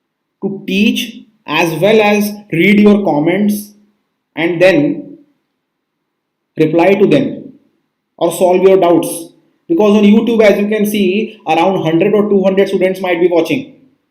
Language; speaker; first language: English; non-native, local second language; Hindi